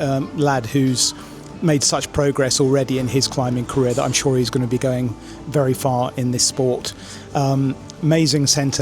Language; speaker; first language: English; native; English